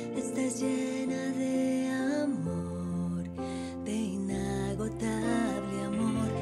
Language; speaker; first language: Spanish; native; Spanish